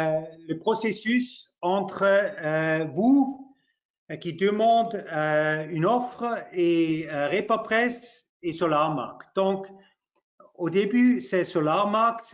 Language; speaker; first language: French; non-native, local second language; German